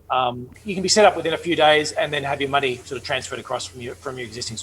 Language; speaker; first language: English; native; English